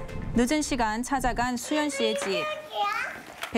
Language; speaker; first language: Korean; native; Korean